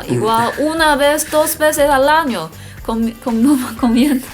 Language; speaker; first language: Spanish; non-native, learner; Chinese